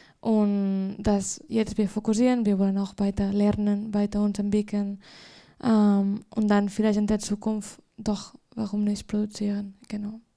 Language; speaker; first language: German; non-native, fluent; Spanish